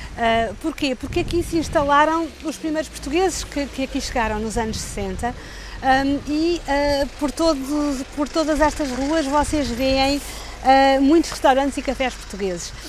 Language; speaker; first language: Portuguese; native; Portuguese